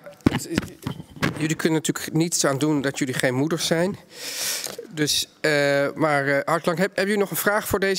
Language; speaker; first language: Dutch; native; Dutch